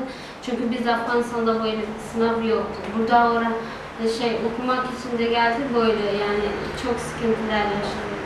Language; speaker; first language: Turkish; early bilingual, other home language; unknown